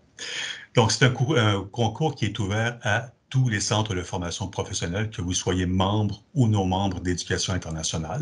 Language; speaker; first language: French; native; French